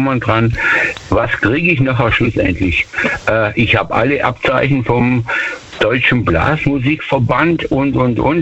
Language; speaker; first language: German; native; German